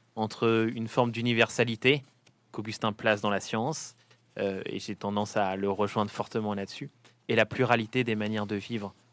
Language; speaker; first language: French; native; French